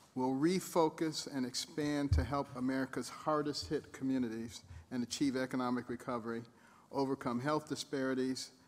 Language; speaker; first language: English; native; English